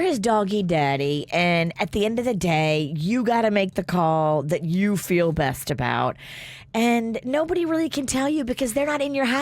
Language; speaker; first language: English; native; English